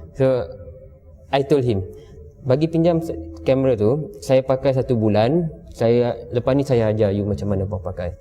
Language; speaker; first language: Malay; native; Malay